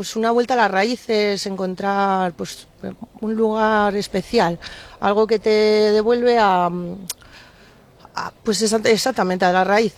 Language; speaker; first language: Spanish; native; Spanish